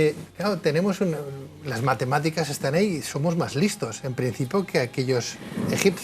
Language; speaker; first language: Spanish; native; Spanish